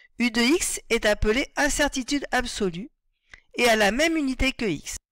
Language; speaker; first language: French; native; French